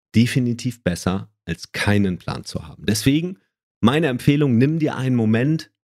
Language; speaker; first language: German; native; German